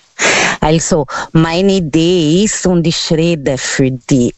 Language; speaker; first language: German; non-native, learner; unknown